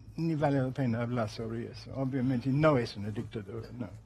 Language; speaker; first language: Spanish; non-native, fluent; English